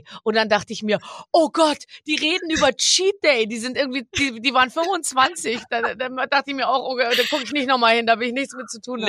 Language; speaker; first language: German; native; German